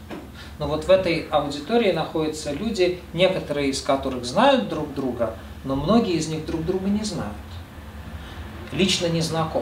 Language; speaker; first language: Russian; native; Russian